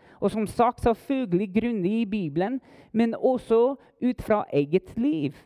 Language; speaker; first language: Norwegian; non-native, fluent; English